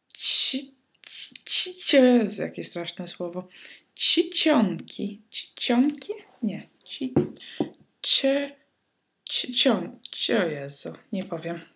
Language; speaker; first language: Polish; early bilingual, heritage; Polish